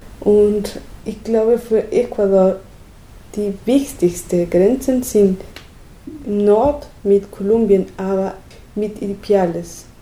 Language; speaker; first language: German; non-native, learner; Spanish